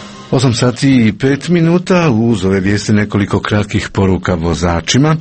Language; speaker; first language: Croatian; native; Croatian